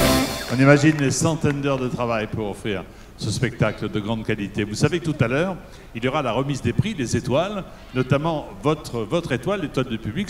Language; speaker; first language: French; native; French